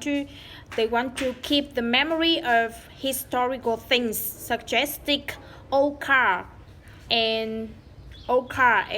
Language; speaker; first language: English; non-native, learner; Vietnamese